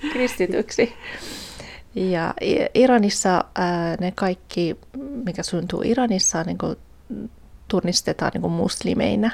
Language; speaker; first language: Finnish; non-native, fluent; Persian